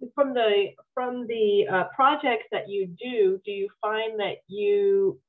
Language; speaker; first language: English; native; English